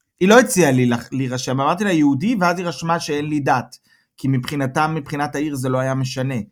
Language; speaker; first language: Hebrew; native; Hebrew